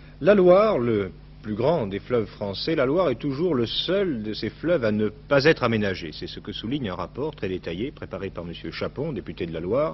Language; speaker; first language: French; native; French